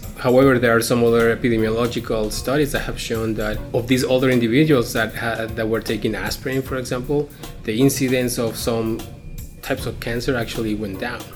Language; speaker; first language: English; non-native, fluent; Spanish